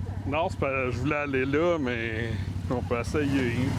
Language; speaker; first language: French; native; French